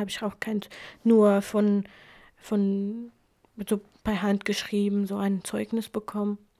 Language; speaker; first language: German; non-native, fluent; Kurdish